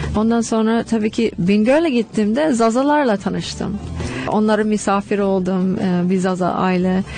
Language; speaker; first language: Turkish; non-native, fluent; English